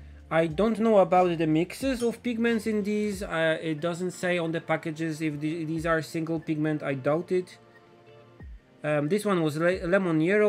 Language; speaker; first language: English; non-native, fluent; Polish